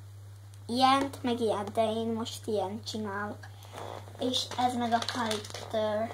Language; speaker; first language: Hungarian; early bilingual, heritage; Hungarian